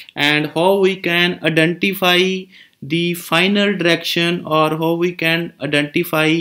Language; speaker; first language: English; non-native, local second language; Punjabi